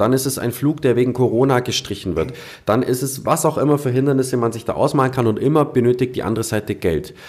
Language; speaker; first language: German; native; German